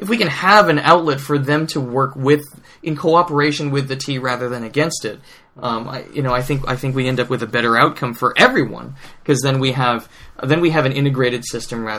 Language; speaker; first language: English; native; English